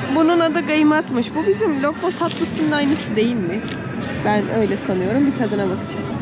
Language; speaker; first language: Turkish; native; Turkish